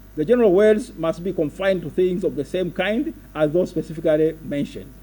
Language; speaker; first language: English; non-native, local second language; Swahili